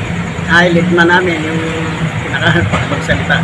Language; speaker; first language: Filipino; native; Filipino